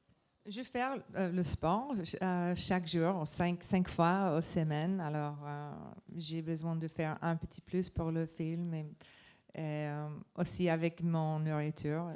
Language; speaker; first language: French; non-native, learner; English